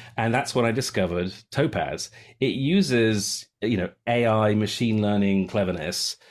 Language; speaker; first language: English; native; English